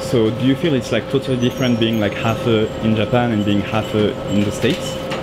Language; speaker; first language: English; non-native, fluent; French